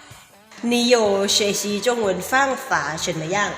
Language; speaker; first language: Chinese; non-native, learner; Lao